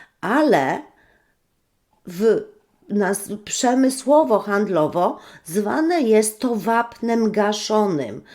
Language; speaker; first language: Polish; native; Polish